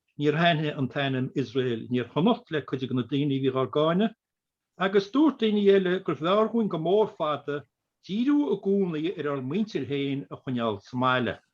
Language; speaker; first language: Irish; native; Irish